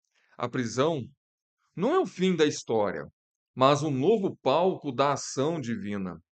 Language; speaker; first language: Portuguese; native; Portuguese